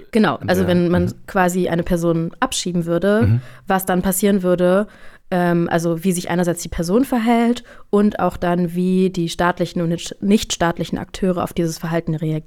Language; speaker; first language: German; native; German